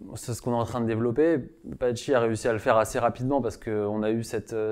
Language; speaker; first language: French; native; French